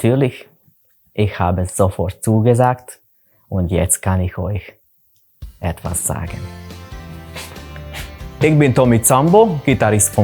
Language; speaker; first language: German; non-native, learner; Hungarian